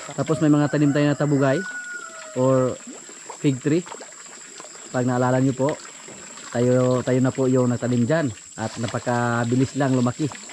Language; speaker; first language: Filipino; non-native, local second language; Cebuano